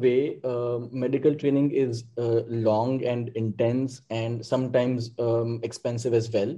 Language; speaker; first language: English; non-native, local second language; Gujarati